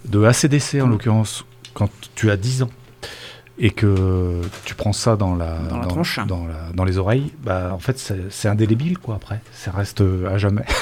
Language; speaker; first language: French; native; French